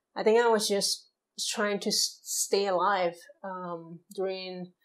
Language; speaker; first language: English; non-native, fluent; Spanish